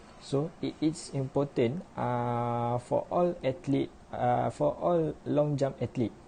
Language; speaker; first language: English; non-native, learner; Malay